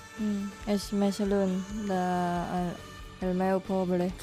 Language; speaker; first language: Catalan; non-native, learner; Indonesian